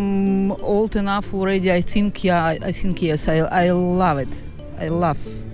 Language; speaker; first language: English; non-native, fluent; Russian